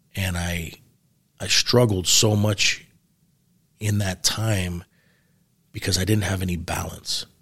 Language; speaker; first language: English; native; English